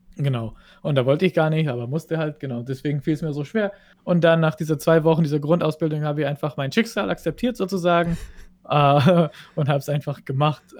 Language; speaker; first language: German; non-native, fluent; Hebrew